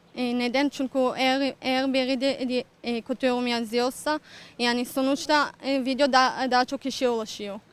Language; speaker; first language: Turkish; non-native, fluent; Hebrew